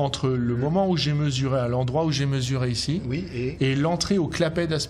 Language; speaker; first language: French; native; French